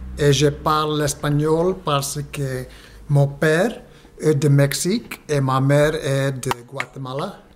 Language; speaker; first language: French; non-native, learner; Spanish